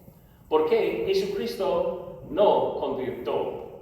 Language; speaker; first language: Spanish; non-native, learner; English